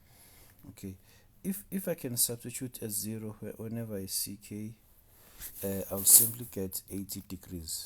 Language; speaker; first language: English; non-native, local second language; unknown